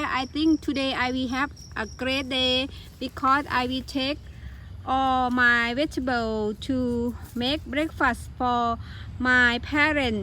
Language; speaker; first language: English; non-native, learner; Thai